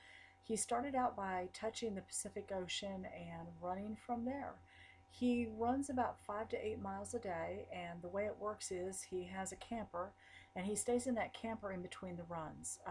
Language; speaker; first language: English; native; English